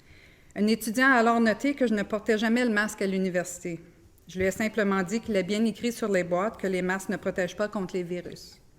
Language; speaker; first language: French; native; French